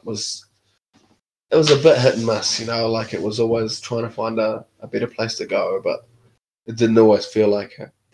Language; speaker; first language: English; native; English